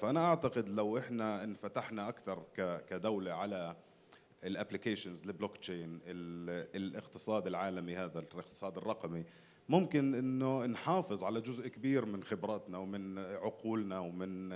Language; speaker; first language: Arabic; native; Arabic